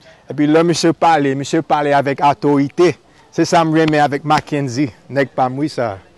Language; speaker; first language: French; non-native, learner; English